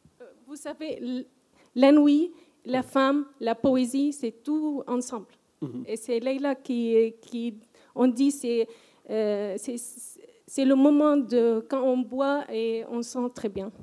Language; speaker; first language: French; non-native, fluent; Arabic